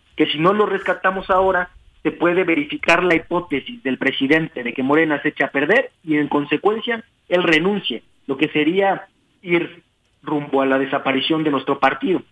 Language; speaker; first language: Spanish; native; Spanish